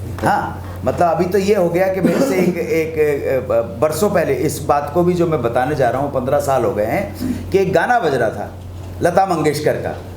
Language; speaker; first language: Hindi; native; Hindi